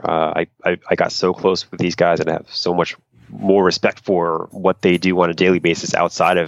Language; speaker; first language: English; native; English